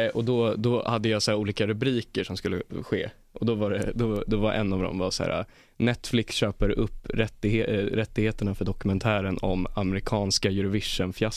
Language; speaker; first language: Swedish; native; Swedish